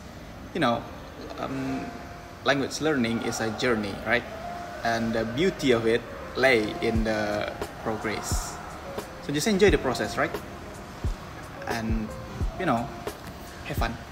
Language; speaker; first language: English; non-native, fluent; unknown